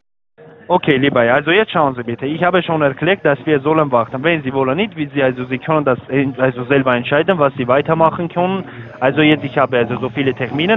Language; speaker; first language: German; non-native, learner; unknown